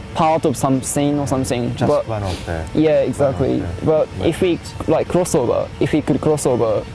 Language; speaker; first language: English; non-native, learner; Japanese